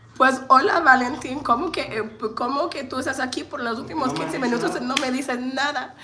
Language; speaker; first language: Spanish; non-native, learner; English